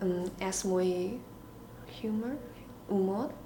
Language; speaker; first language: Spanish; non-native, learner; Chinese